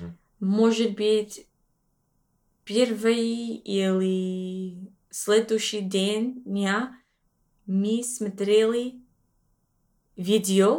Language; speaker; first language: Russian; non-native, learner; English